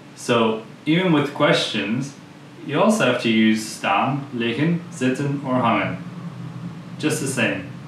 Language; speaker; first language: English; non-native, fluent; Dutch